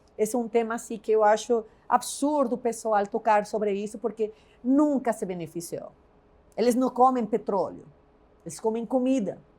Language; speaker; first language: Portuguese; non-native, fluent; Spanish